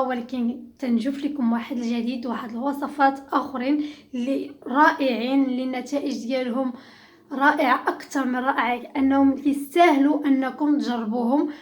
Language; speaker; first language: Arabic; native; Arabic